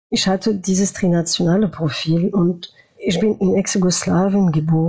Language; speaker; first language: German; non-native, fluent; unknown